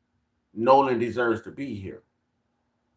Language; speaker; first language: English; native; English